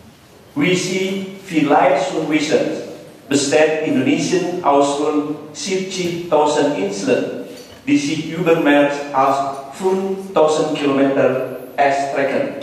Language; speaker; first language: German; non-native, learner; Indonesian